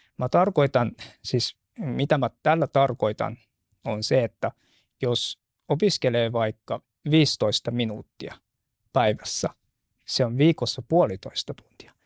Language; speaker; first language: Finnish; non-native, fluent; Japanese